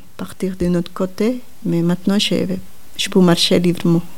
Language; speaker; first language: French; non-native, learner; Spanish